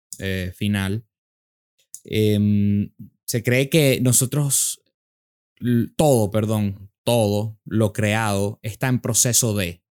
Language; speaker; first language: Spanish; native; Spanish